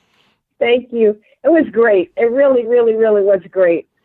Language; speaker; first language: English; native; English